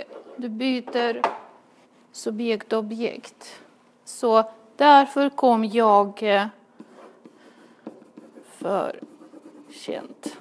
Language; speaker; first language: Swedish; non-native, fluent; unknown